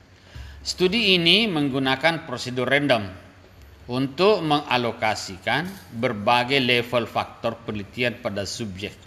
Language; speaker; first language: Indonesian; native; Indonesian